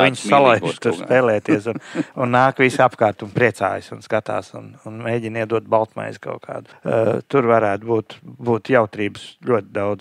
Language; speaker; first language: Latvian; native; Latvian